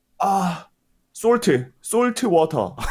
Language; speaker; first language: English; non-native, learner; Korean